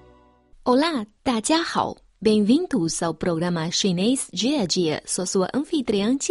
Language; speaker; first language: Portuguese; non-native, fluent; Chinese